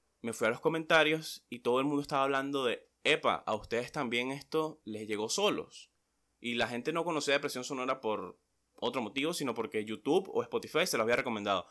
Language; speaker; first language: Spanish; native; Spanish